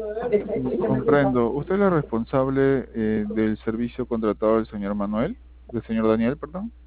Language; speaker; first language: Spanish; native; Spanish